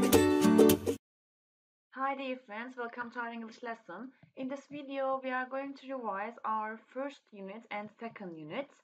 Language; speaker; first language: English; non-native, fluent; Turkish